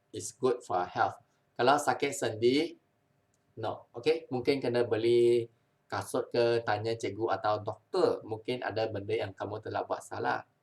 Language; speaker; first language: Malay; non-native, local second language; Chinese